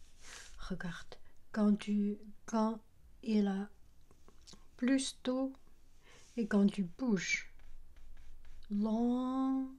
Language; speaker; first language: French; non-native, learner; Chinese